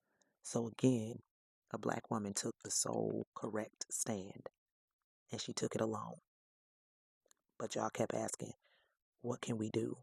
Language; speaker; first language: English; native; English